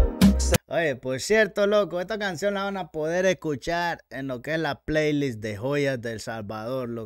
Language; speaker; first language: Spanish; native; Spanish